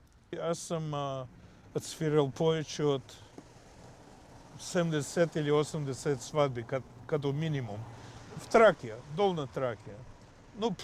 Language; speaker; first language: Bulgarian; non-native, fluent; English